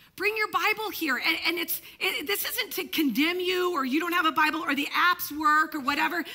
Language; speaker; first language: English; early bilingual, other home language; Italian